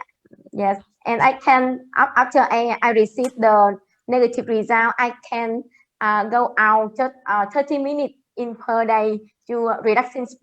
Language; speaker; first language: English; non-native, learner; Vietnamese